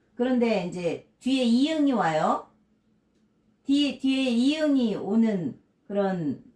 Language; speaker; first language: Korean; native; Korean